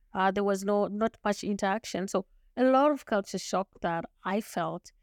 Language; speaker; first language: English; non-native, local second language; Shona